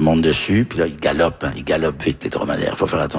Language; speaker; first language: French; early bilingual, heritage; French